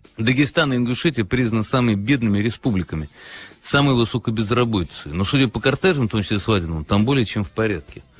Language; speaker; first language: Russian; native; Russian